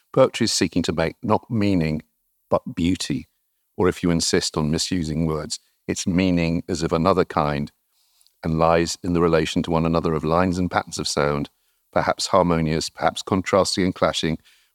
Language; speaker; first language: English; native; English